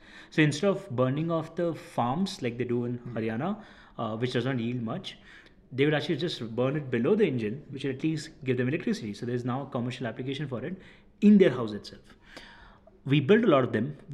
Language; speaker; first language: English; non-native, local second language; Hindi